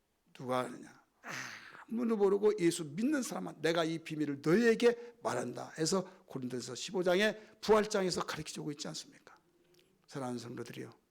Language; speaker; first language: Korean; native; Korean